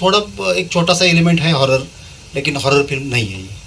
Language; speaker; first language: Hindi; native; Hindi